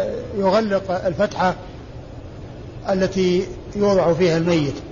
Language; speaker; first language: Arabic; native; Arabic